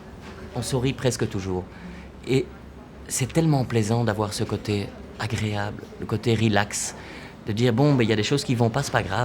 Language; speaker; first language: French; non-native, fluent; Portuguese